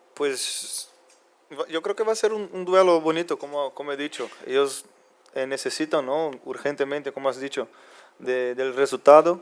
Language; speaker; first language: Spanish; non-native, fluent; Portuguese